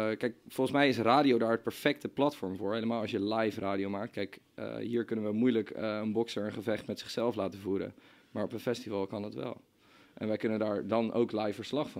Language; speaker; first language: Dutch; native; Dutch